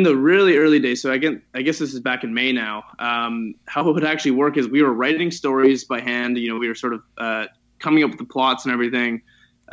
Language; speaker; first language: English; native; English